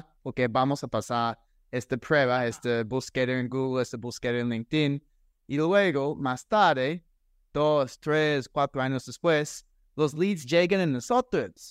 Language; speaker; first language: Spanish; non-native, fluent; English